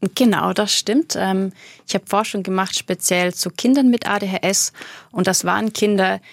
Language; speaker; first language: German; native; German